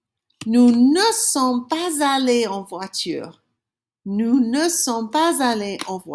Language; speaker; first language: French; non-native, fluent; English